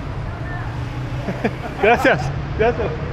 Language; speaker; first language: Spanish; non-native, learner; German